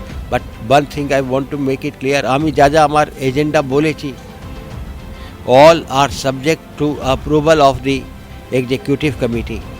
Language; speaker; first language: English; non-native, local second language; Bangla